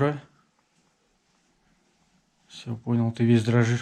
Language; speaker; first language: Russian; native; Russian